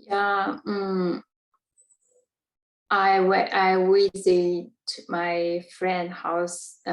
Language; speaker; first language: English; non-native, learner; Chinese